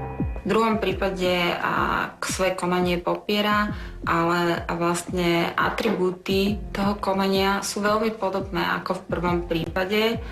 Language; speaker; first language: Slovak; native; Slovak